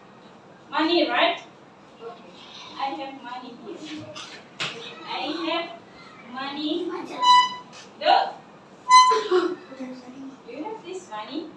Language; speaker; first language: English; non-native, learner; Indonesian